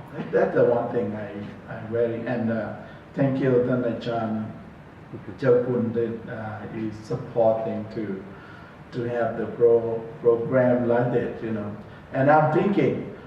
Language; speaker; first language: English; non-native, learner; Thai